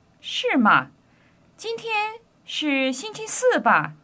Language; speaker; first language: Chinese; non-native, learner; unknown